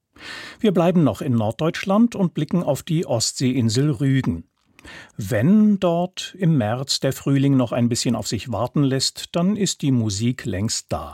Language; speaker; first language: German; native; German